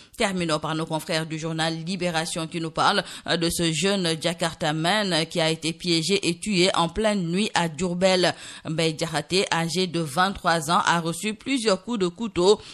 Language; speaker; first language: French; non-native, local second language; Wolof